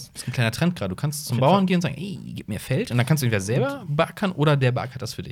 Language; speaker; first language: German; native; German